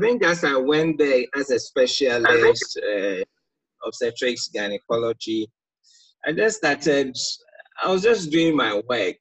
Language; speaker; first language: English; non-native, local second language; Akan